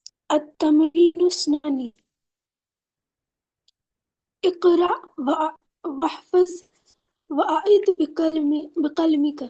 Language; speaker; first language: Arabic; non-native, learner; Urdu